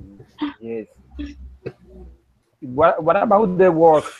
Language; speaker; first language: English; non-native, learner; Spanish